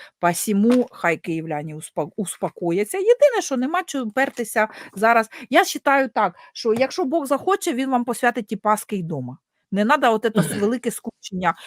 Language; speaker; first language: Ukrainian; non-native, local second language; Russian